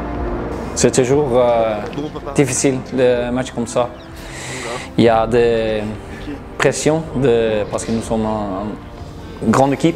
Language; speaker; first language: French; non-native, learner; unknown